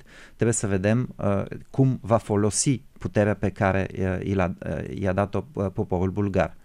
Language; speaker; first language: Romanian; non-native, fluent; Bulgarian